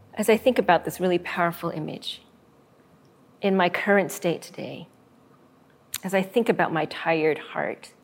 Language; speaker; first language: English; native; English